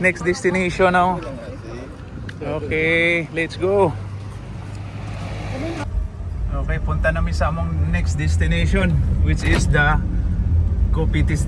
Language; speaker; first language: English; non-native, local second language; Cebuano